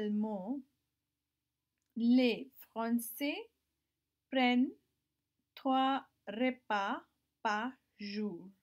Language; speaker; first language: French; non-native, learner; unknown